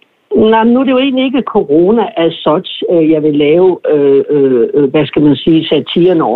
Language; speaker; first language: Danish; native; Danish